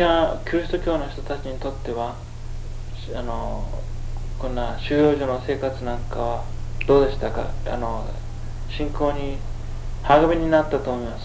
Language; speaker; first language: Japanese; early bilingual, heritage; Japanese